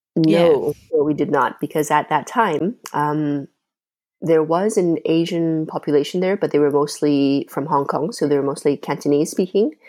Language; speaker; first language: English; non-native, fluent; Chinese